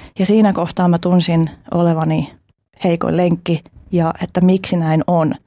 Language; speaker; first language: Finnish; early bilingual, other home language; Albanian